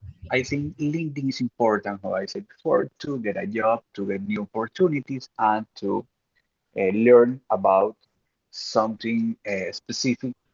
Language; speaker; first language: English; non-native, fluent; Spanish